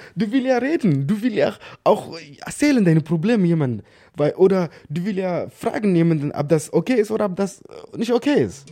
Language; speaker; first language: German; non-native, learner; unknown